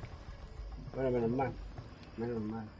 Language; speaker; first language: Spanish; native; Spanish